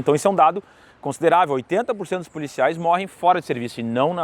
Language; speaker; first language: Portuguese; native; Portuguese